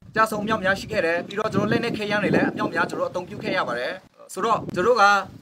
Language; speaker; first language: Burmese; non-native, local second language; Western Kayah